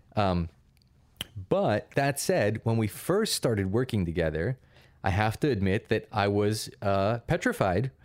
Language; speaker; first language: English; early bilingual, other home language; Russian